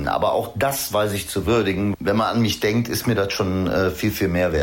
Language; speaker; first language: German; native; German